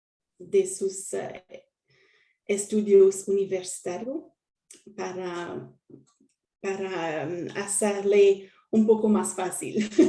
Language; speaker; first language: Spanish; non-native, learner; French